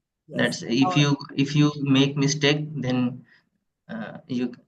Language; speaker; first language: English; non-native, learner; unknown